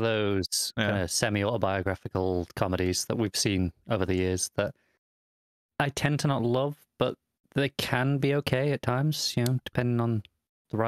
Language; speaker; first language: English; native; English